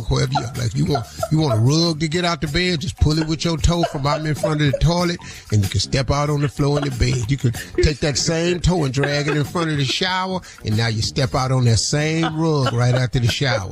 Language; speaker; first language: English; native; English